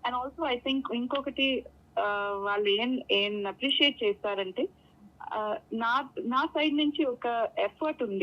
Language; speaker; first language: Telugu; non-native, local second language; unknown